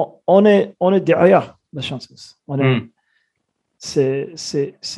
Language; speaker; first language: French; non-native, fluent; English